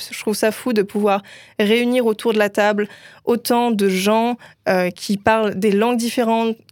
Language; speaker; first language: French; native; French